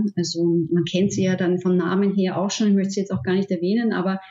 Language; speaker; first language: German; native; German